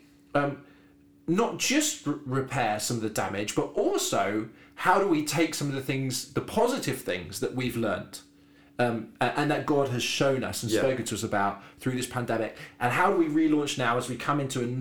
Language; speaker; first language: English; native; English